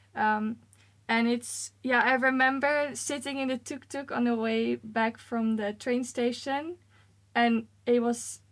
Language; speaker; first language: English; non-native, fluent; Dutch